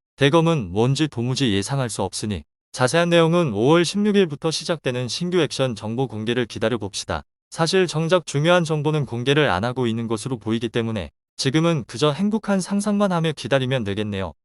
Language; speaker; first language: Korean; native; Korean